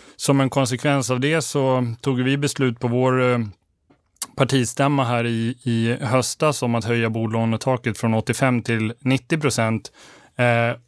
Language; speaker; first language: Swedish; native; Swedish